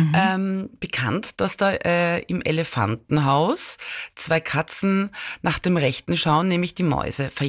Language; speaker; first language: German; native; German